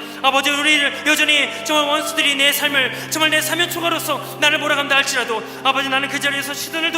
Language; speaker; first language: Korean; native; Korean